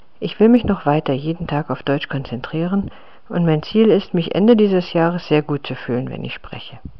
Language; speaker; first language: German; non-native, fluent; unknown